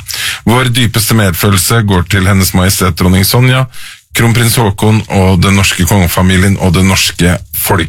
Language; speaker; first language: Norwegian; native; Norwegian